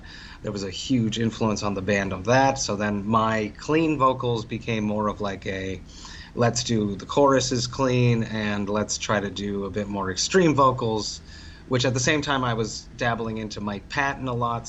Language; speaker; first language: English; native; English